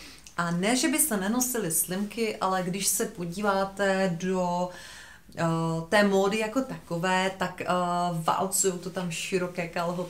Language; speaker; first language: Czech; native; Czech